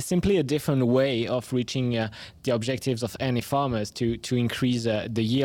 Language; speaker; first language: English; non-native, fluent; French